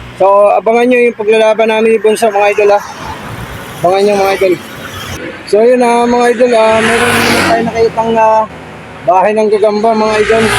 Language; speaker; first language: Filipino; native; Filipino